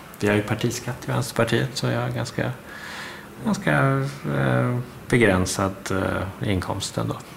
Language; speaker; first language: Swedish; early bilingual, other home language; Persian